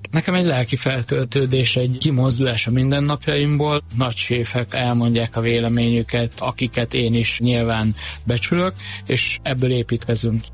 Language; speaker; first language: Hungarian; native; Hungarian